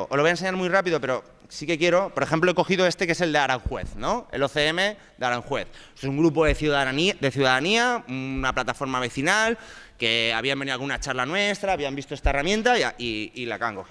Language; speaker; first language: Spanish; native; Spanish